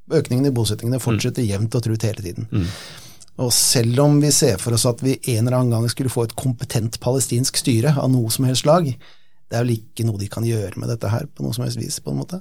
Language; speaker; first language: Norwegian; native; Norwegian